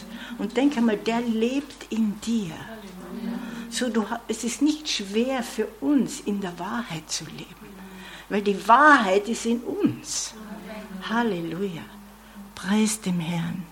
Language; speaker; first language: German; non-native, fluent; English